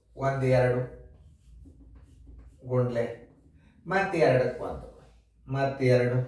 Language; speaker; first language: Kannada; native; Kannada